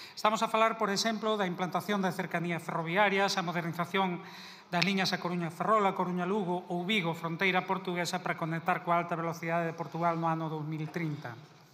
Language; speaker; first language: Galician; native; Galician